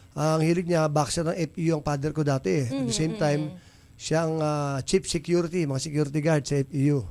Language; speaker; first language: Filipino; native; Filipino